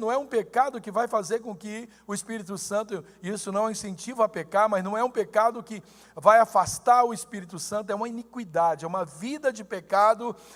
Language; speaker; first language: Portuguese; native; Portuguese